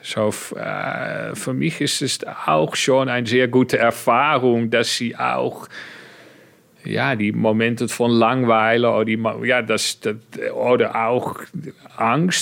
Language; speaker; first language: German; non-native, fluent; Dutch